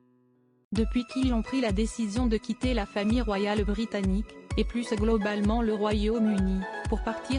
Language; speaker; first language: French; native; French